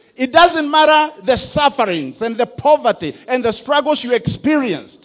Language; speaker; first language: English; non-native, local second language; Kikuyu